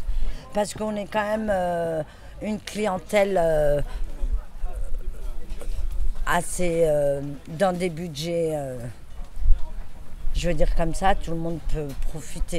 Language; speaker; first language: French; early bilingual, other home language; Turkish